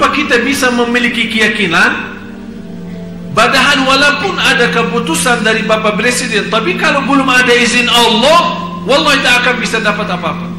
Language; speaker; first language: Indonesian; non-native, fluent; Arabic